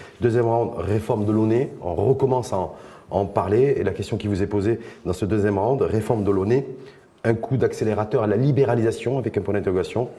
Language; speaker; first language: French; non-native, local second language; Arabic